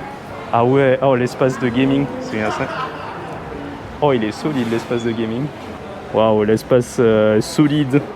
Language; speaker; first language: French; native; French